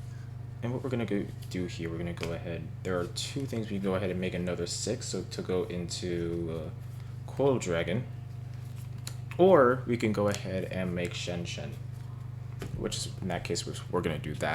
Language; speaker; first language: English; native; English